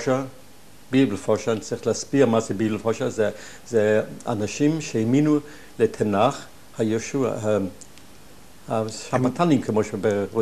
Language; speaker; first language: Hebrew; non-native, fluent; German